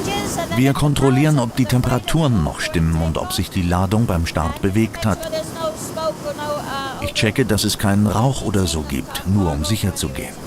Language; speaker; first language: German; native; German